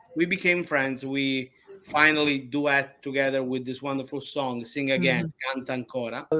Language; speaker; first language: English; non-native, learner; Italian